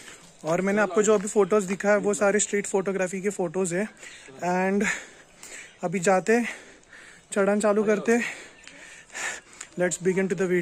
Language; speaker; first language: Hindi; native; Hindi